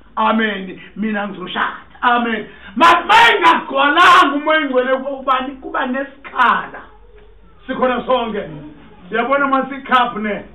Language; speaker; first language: Zulu; non-native, local second language; Xhosa